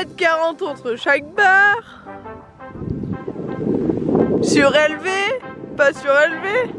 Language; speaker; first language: French; native; French